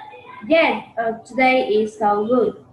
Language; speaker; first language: English; non-native, learner; Vietnamese